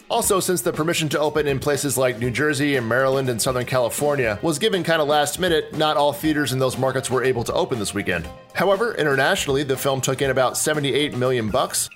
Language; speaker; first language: English; native; English